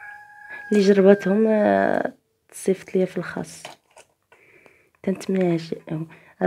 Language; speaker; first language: Arabic; native; Arabic